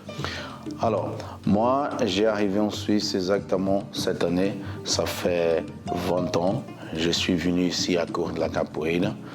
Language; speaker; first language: French; non-native, fluent; Portuguese